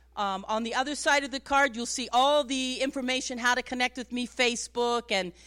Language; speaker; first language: English; native; English